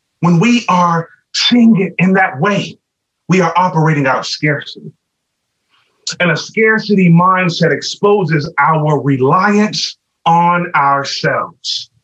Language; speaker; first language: English; native; English